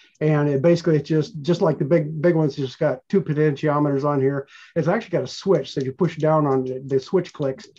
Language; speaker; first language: English; native; English